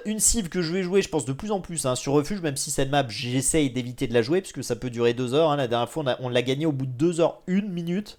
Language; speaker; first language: French; native; French